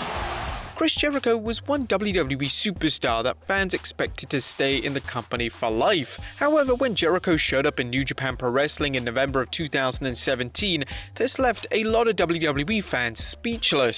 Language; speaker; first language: English; native; English